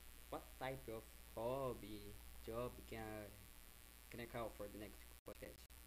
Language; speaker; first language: English; non-native, learner; Portuguese